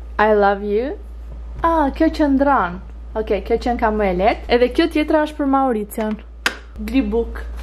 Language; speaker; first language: Albanian; early bilingual, heritage; Albanian